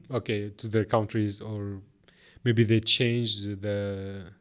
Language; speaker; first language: English; non-native, fluent; Arabic